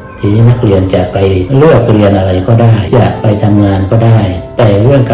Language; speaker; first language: Thai; native; Thai